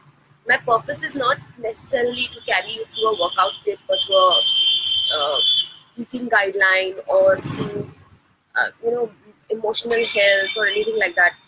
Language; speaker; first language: English; non-native, local second language; Hindi